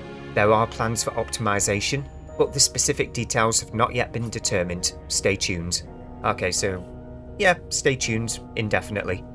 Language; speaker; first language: English; native; English